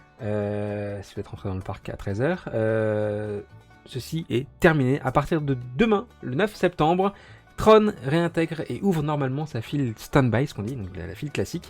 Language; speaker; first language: French; native; French